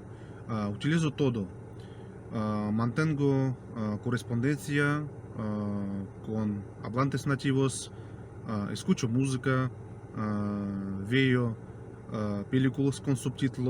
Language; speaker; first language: Spanish; non-native, fluent; Russian